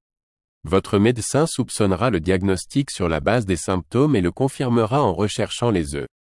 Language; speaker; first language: French; native; French